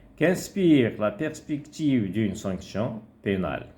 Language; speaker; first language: French; non-native, local second language; Arabic